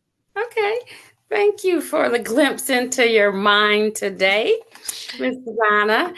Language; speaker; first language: English; native; English